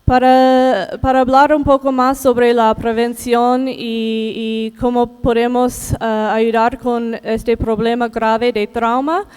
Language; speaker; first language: Spanish; non-native, fluent; English